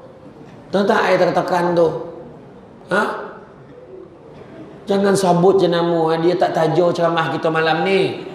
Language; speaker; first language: Malay; native; Malay